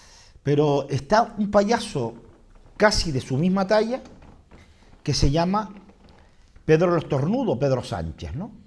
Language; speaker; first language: Spanish; native; Spanish